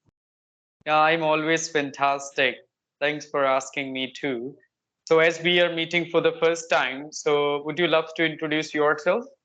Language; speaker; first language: English; non-native, local second language; Hindi